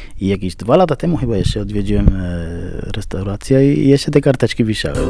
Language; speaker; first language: Polish; non-native, fluent; Spanish